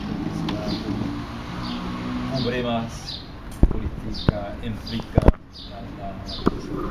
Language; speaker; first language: Spanish; non-native, learner; Haitian Creole